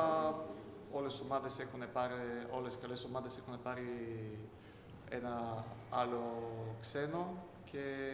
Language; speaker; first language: Greek; non-native, learner; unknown